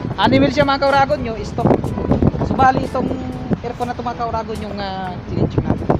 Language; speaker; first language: Filipino; non-native, local second language; Bikol